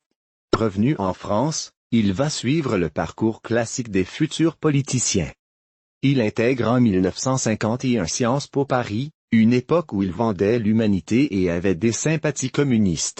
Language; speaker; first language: French; native; French